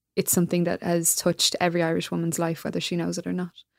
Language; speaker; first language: English; native; English